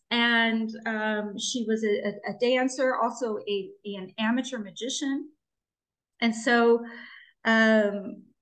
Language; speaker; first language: English; native; English